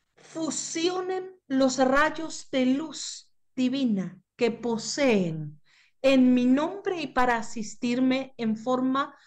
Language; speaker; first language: Spanish; native; Spanish